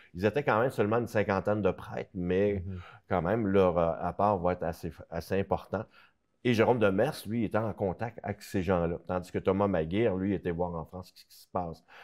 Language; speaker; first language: French; native; French